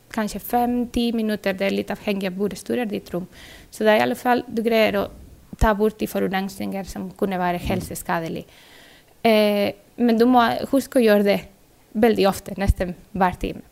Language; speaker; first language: Norwegian; non-native, fluent; Spanish